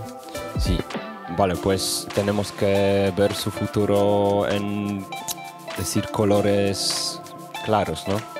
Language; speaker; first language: Spanish; non-native, learner; Polish